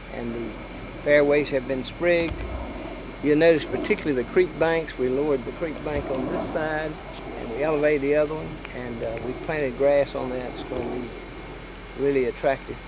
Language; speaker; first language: English; native; English